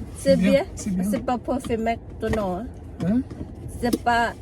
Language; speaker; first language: French; non-native, learner; Thai